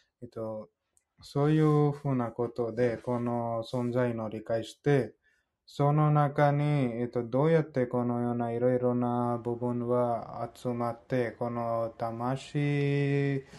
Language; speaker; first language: Japanese; non-native, fluent; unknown